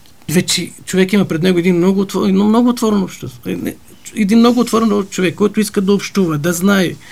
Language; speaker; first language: Bulgarian; non-native, fluent; Arabic